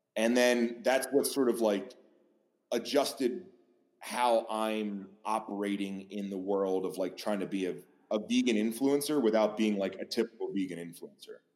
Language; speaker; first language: English; native; English